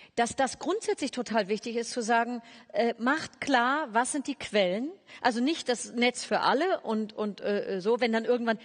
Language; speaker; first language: German; native; German